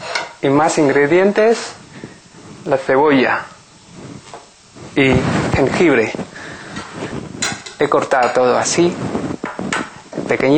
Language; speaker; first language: Spanish; non-native, learner; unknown